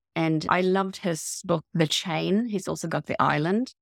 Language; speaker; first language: English; non-native, fluent; Swedish